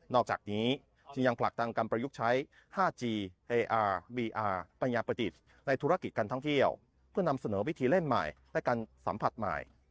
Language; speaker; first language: Thai; non-native, fluent; Chinese